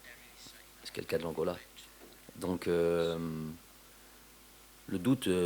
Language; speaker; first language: French; native; French